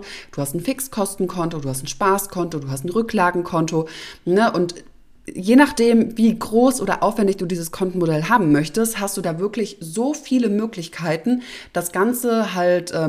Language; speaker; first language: German; native; German